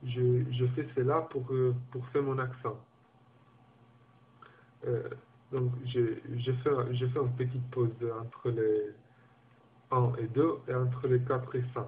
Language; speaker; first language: French; non-native, learner; Romanian